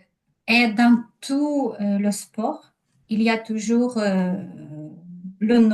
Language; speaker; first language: French; non-native, learner; Ukrainian